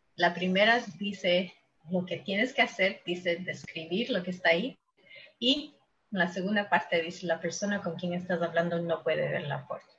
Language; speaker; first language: Spanish; non-native, fluent; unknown